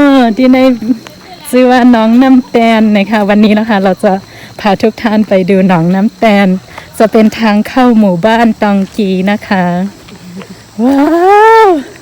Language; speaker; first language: Thai; native; Thai